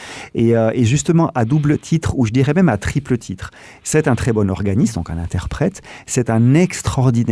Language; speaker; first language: French; native; French